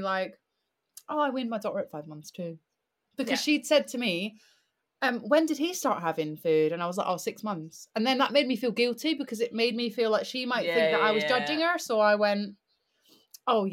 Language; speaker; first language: English; native; English